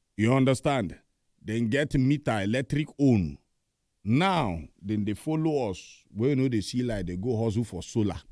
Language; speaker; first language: Nigerian Pidgin; native; Nigerian Pidgin